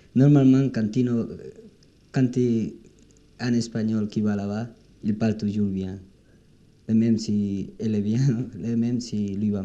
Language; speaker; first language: French; non-native, learner; Spanish